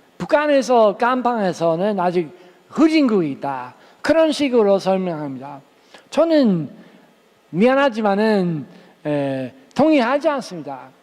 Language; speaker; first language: Korean; non-native, fluent; English